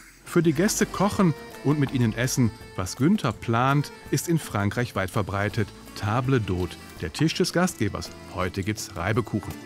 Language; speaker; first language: German; native; German